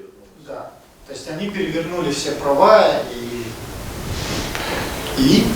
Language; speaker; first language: Russian; native; Russian